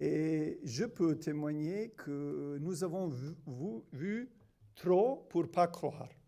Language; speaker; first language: French; non-native, fluent; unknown